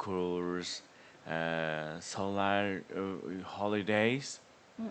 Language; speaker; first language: English; non-native, learner; Korean